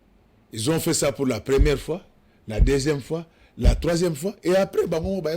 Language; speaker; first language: French; non-native, local second language; Lingala